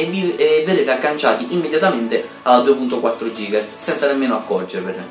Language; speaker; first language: Italian; native; Italian